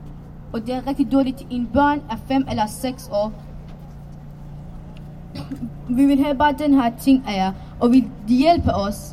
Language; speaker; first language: Danish; non-native, learner; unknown